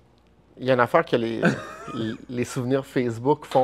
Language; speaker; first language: French; native; French